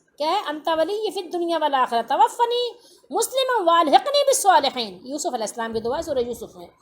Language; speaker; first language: Urdu; native; Urdu